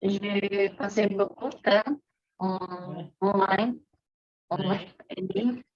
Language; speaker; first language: French; non-native, learner; Portuguese